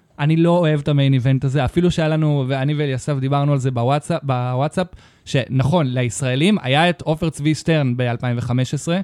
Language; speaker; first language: Hebrew; native; Hebrew